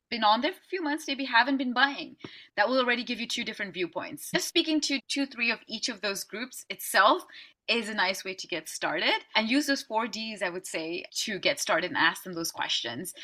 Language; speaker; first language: English; early bilingual, other home language; Dutch